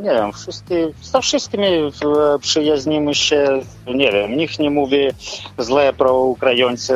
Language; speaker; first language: Polish; non-native, learner; Ukrainian